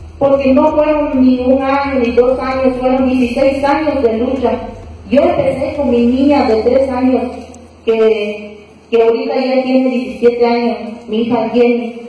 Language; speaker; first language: Spanish; non-native, local second language; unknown